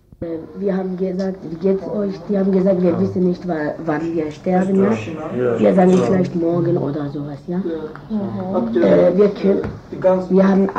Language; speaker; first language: German; non-native, learner; Kurdish